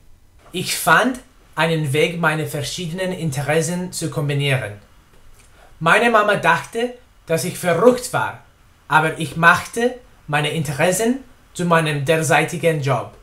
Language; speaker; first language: German; non-native, learner; English